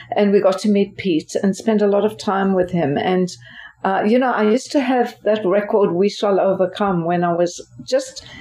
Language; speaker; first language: English; native; English